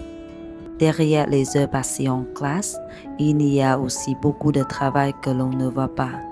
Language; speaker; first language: French; non-native, fluent; Vietnamese